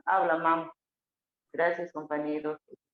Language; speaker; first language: Spanish; non-native, local second language; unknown